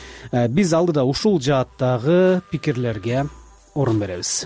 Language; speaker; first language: Kyrgyz; native; Kyrgyz